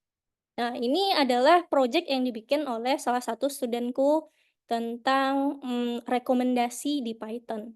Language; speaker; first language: Indonesian; native; Indonesian